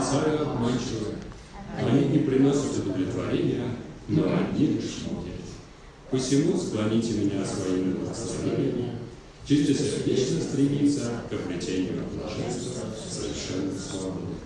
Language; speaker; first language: Russian; native; Russian